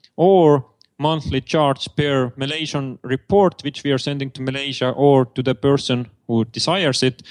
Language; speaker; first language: English; non-native, fluent; Estonian